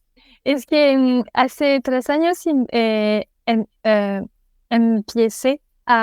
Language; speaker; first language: Spanish; non-native, fluent; French